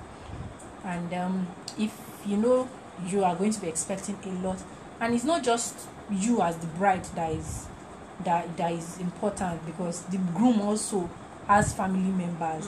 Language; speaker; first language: English; non-native, local second language; Yoruba